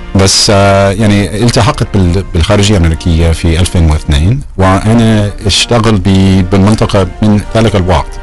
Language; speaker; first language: Arabic; non-native, fluent; English